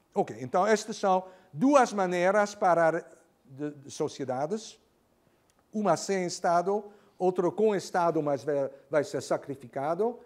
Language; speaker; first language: Portuguese; non-native, fluent; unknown